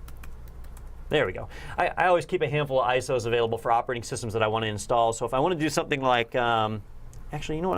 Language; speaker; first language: English; native; English